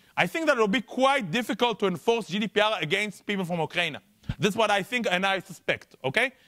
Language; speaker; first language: English; non-native, fluent; Hebrew